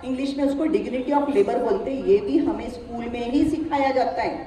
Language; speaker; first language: Hindi; non-native, local second language; Marathi